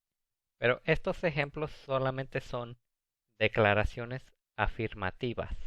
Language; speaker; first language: Spanish; early bilingual, heritage; Spanish